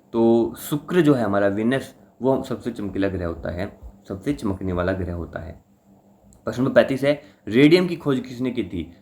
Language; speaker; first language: Hindi; native; Hindi